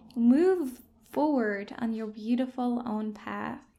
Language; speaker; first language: English; non-native, fluent; German